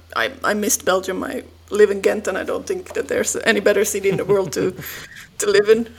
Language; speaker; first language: English; non-native, fluent; Finnish